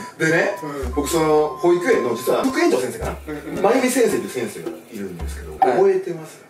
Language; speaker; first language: Japanese; early bilingual, other home language; French